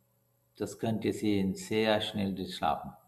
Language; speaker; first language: German; non-native, learner; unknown